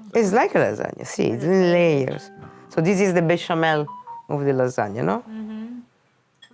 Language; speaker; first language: English; non-native, fluent; Italian